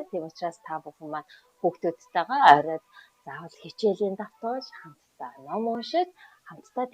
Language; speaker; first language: Mongolian; native; Mongolian